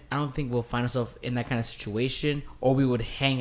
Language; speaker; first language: English; native; English